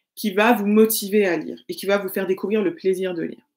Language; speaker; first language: French; native; French